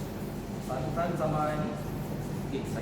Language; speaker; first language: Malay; non-native, local second language; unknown